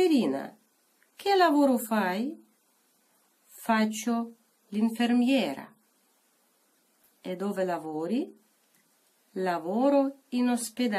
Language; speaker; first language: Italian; non-native, fluent; Russian